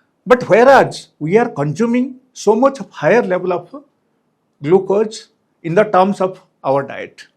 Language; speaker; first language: English; non-native, local second language; Telugu